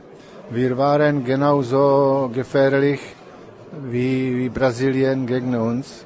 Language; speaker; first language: German; non-native, learner; Czech